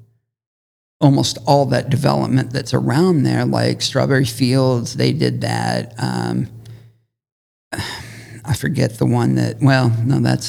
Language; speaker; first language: English; native; English